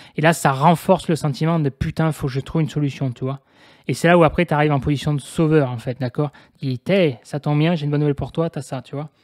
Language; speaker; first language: French; native; French